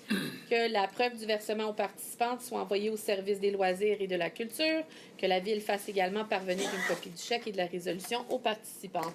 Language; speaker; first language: French; native; French